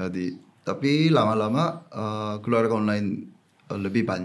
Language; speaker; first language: Indonesian; non-native, fluent; Korean